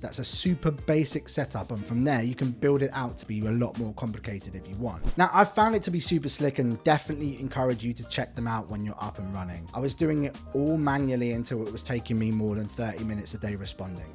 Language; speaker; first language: English; native; English